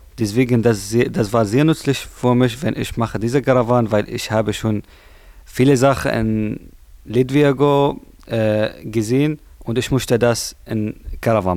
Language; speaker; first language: German; non-native, learner; Arabic